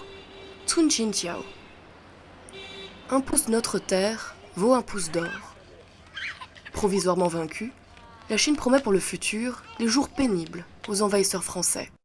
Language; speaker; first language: French; native; French